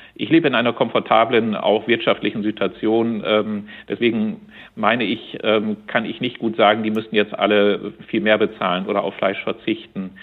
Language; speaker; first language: German; native; German